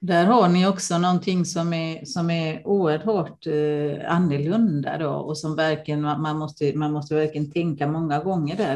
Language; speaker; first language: Swedish; non-native, fluent; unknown